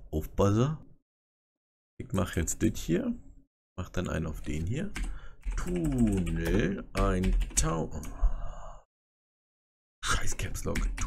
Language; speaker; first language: German; native; German